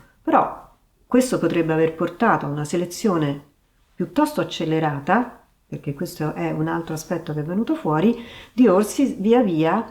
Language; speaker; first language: Italian; native; Italian